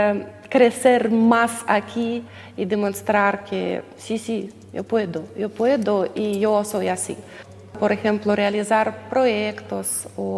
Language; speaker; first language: Spanish; non-native, learner; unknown